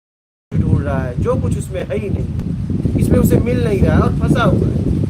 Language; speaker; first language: Hindi; native; Hindi